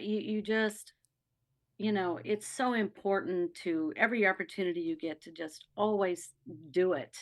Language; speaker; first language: English; native; English